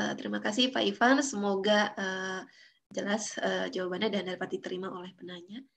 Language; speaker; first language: Indonesian; native; Indonesian